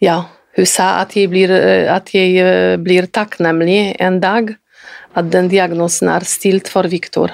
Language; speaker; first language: Norwegian; non-native, fluent; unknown